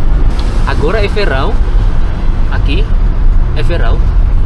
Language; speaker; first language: Portuguese; non-native, learner; Indonesian